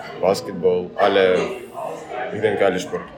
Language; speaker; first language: German; non-native, learner; Ukrainian